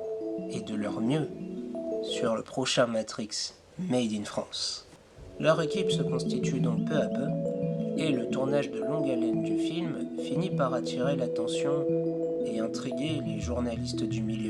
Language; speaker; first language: French; native; French